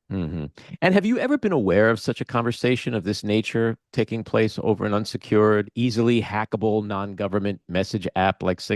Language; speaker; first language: English; native; English